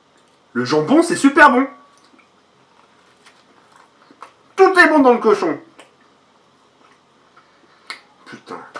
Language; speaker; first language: French; native; French